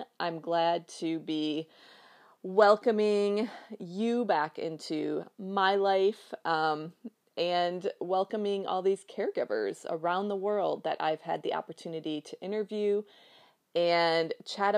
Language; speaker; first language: English; native; English